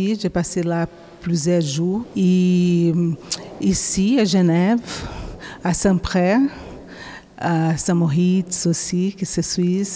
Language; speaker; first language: French; non-native, fluent; Portuguese